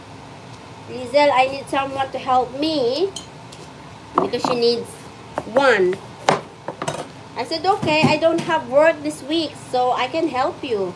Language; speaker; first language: English; non-native, local second language; Filipino